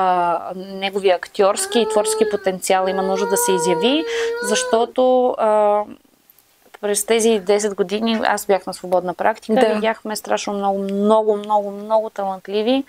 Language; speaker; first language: Bulgarian; native; Bulgarian